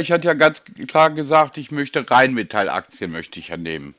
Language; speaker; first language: German; native; German